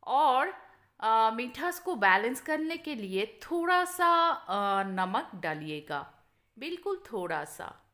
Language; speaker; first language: Hindi; non-native, local second language; Bangla